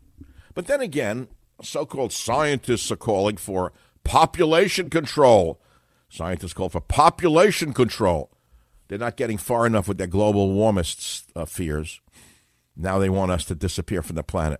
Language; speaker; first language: English; native; English